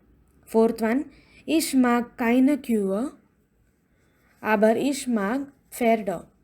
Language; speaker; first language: German; non-native, fluent; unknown